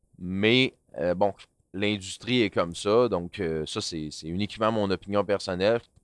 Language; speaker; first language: French; native; French